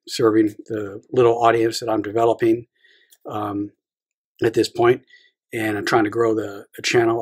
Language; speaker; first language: English; native; English